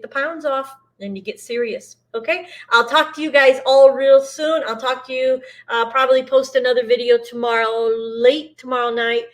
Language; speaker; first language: English; native; English